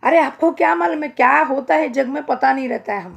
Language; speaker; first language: Hindi; non-native, local second language; Kannada